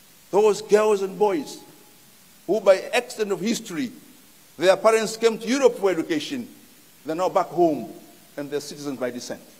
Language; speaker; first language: English; non-native, local second language; Swahili